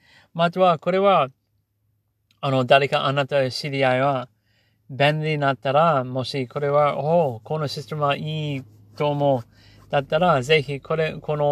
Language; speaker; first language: Japanese; non-native, learner; English